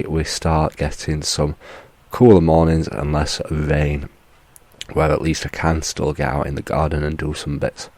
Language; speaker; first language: English; native; English